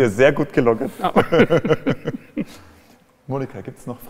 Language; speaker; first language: German; native; German